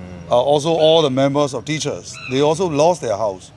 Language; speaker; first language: English; non-native, fluent; Burmese